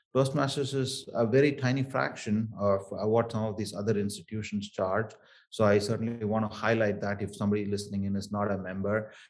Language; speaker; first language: English; non-native, local second language; Tamil